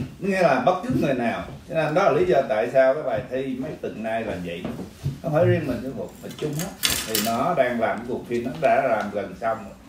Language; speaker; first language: Vietnamese; early bilingual, other home language; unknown